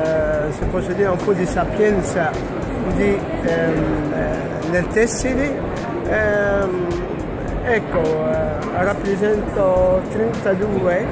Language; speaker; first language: Italian; non-native, fluent; Arabic